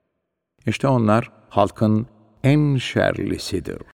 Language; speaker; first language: Turkish; native; Turkish